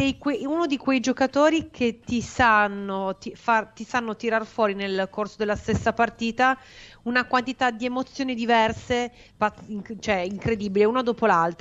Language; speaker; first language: Italian; native; Italian